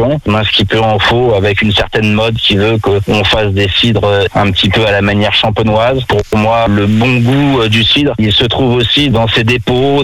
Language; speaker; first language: French; native; French